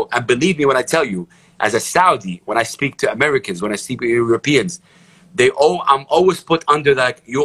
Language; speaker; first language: English; non-native, fluent; Arabic